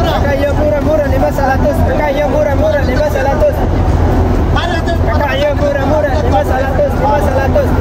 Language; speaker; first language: Indonesian; non-native, learner; Arabic